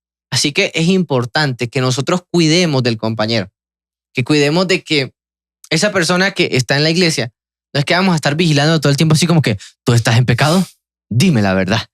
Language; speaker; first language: Spanish; native; Spanish